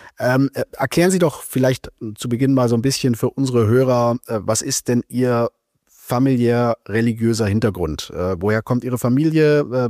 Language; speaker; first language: German; native; German